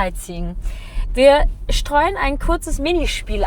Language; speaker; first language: German; native; German